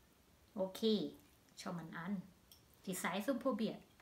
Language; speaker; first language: German; non-native, learner; Thai